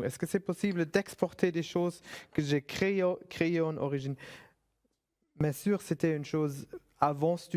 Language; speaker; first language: French; non-native, fluent; German